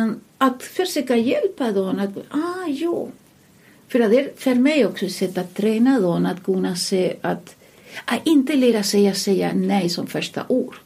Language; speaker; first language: Swedish; non-native, fluent; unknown